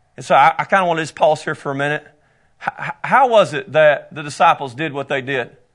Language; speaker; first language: English; native; English